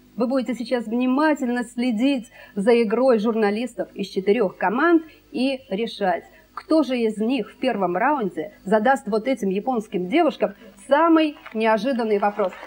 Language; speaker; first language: Russian; native; Russian